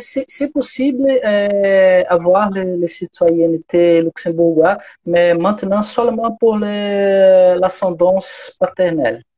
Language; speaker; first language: French; non-native, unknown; Portuguese